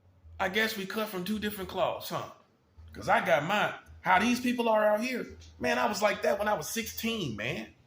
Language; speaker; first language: English; native; English